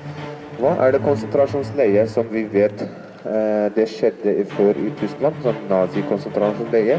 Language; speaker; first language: Norwegian; non-native, fluent; Uyghur